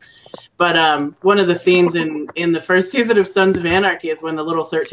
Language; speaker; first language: English; native; English